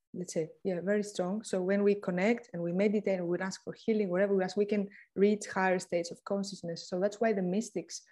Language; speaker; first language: English; non-native, fluent; Greek